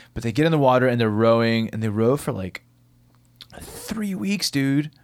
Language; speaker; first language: English; native; English